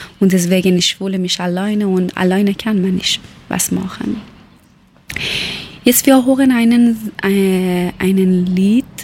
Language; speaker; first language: German; non-native, learner; Persian